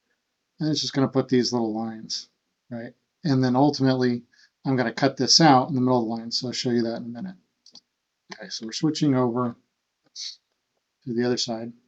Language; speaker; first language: English; native; English